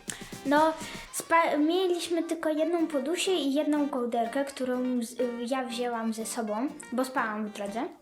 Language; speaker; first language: Polish; early bilingual, other home language; Ukrainian